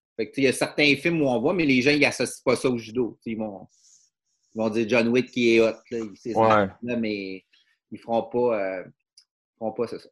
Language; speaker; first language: French; native; French